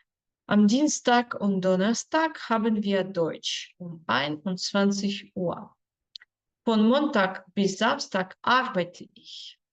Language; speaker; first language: German; non-native, fluent; Spanish